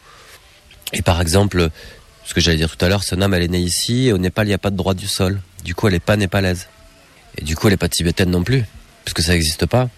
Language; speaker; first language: French; native; French